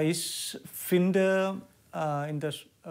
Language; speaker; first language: German; non-native, learner; Malayalam